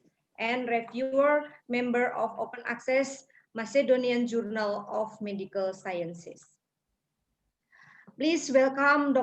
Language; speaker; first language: English; non-native, fluent; Indonesian